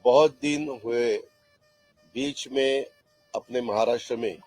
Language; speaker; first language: Hindi; non-native, local second language; Marathi